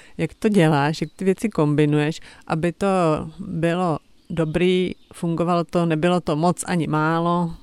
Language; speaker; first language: Czech; native; Czech